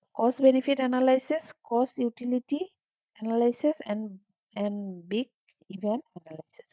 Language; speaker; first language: English; non-native, local second language; Assamese